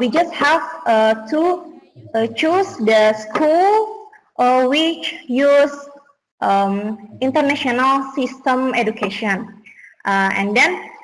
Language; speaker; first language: English; non-native, learner; Indonesian